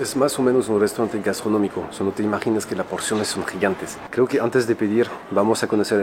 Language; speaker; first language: Spanish; non-native, fluent; French